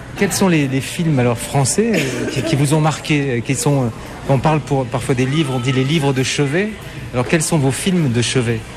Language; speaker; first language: French; native; French